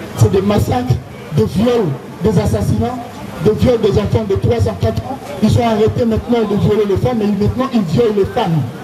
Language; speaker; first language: French; non-native, local second language; Lingala